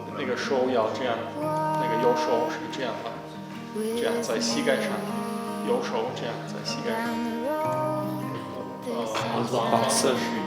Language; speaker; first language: Chinese; non-native, learner; Russian